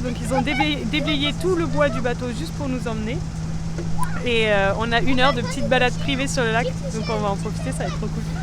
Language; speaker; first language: French; native; French